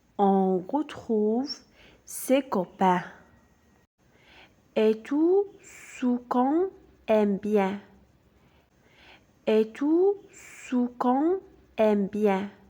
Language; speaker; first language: French; non-native, local second language; Arabic